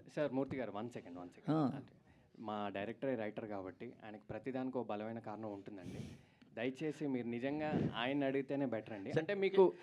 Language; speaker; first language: Telugu; native; Telugu